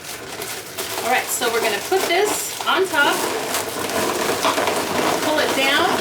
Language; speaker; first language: English; native; English